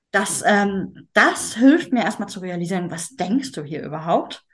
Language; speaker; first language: German; native; German